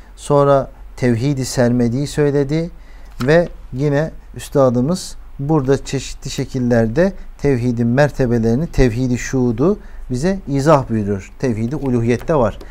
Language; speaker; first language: Turkish; native; Turkish